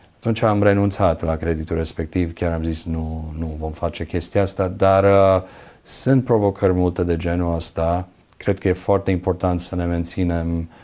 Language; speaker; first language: Romanian; early bilingual, other home language; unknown